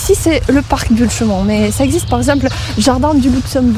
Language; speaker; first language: French; non-native, fluent; Russian